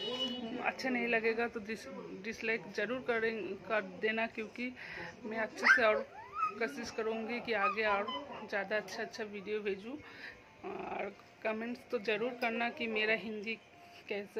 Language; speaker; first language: Hindi; non-native, local second language; Bangla